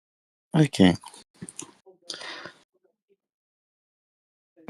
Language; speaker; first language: English; non-native, learner; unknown